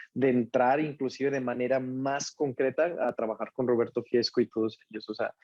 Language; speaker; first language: Spanish; native; Spanish